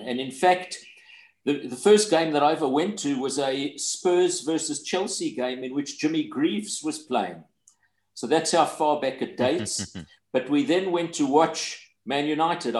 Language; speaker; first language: English; native; English